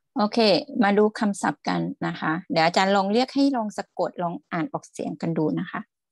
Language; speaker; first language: Thai; native; Thai